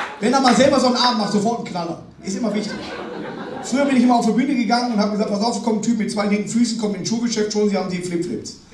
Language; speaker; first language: German; native; German